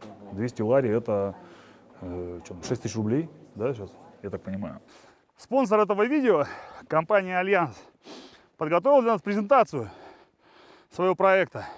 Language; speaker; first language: Russian; native; Russian